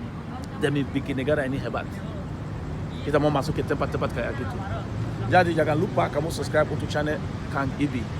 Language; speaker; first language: Indonesian; non-native, fluent; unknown